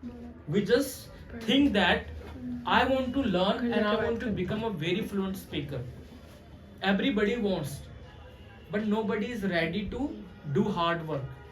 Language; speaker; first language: English; non-native, local second language; Hindi